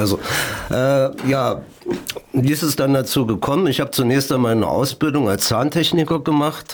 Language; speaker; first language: German; native; German